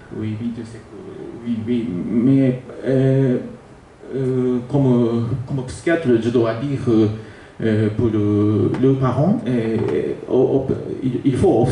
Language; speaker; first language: French; non-native, learner; Japanese